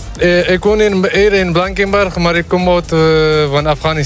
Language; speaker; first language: Dutch; non-native, learner; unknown